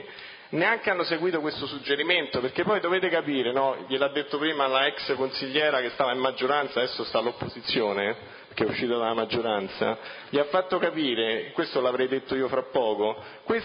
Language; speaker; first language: Italian; native; Italian